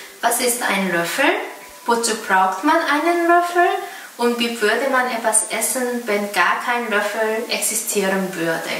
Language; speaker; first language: German; non-native, fluent; Korean